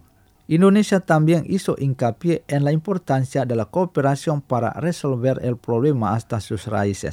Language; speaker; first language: Spanish; non-native, fluent; Indonesian